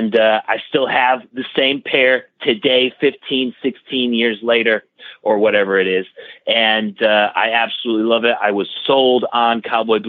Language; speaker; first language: English; native; English